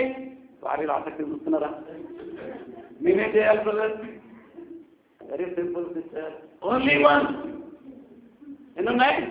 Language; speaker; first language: Telugu; native; Telugu